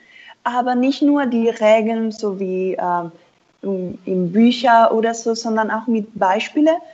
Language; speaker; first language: German; non-native, fluent; Spanish